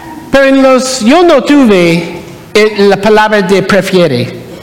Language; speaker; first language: Spanish; non-native, learner; English